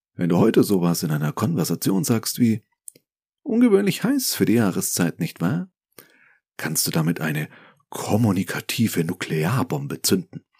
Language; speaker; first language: German; native; German